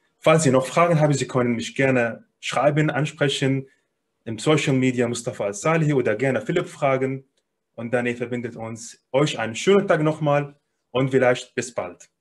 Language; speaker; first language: German; non-native, fluent; Arabic